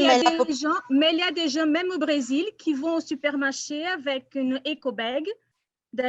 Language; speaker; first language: French; non-native, fluent; Portuguese